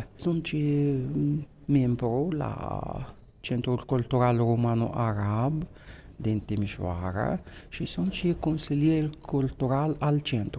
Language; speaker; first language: Romanian; non-native, fluent; Arabic